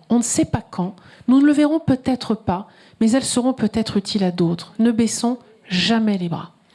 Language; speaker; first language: French; native; French